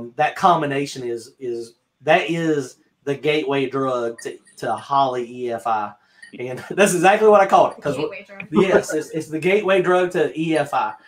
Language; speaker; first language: English; native; English